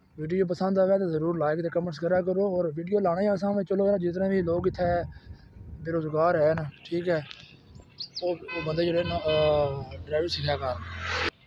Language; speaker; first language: Urdu; non-native, local second language; Pahari-Potwari